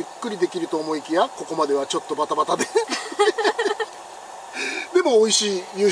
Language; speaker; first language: Japanese; native; Japanese